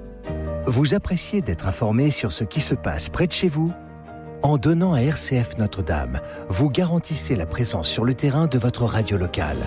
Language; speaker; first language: French; native; French